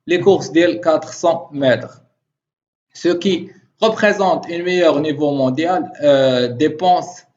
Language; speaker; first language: French; non-native, local second language; Arabic